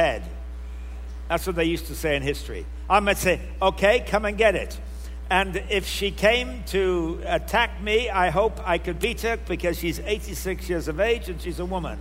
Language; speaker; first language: English; native; English